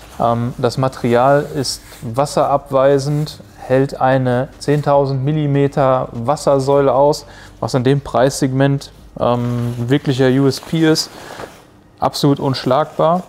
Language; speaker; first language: German; native; German